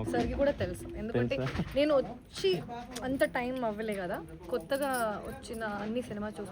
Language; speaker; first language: Telugu; non-native, fluent; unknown